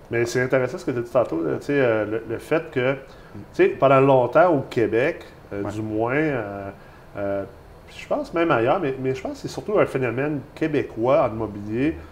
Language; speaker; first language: French; native; French